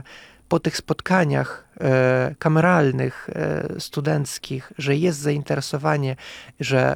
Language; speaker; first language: Polish; non-native, fluent; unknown